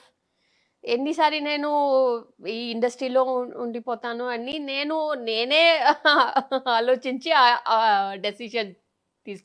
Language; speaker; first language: Telugu; non-native, fluent; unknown